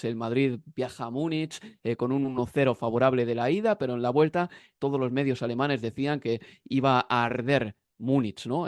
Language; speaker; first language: Spanish; native; Spanish